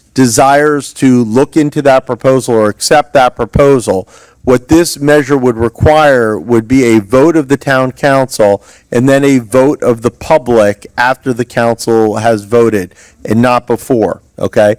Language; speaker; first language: English; native; English